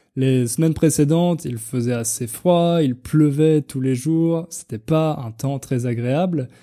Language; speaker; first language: French; native; French